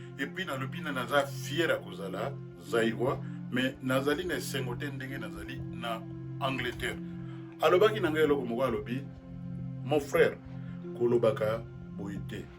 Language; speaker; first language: Lingala; native; Lingala